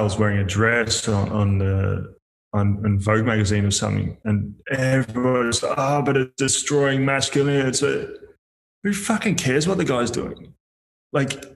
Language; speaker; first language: English; native; English